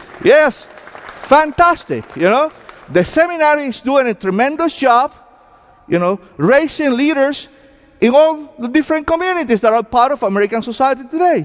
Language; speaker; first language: English; non-native, fluent; Spanish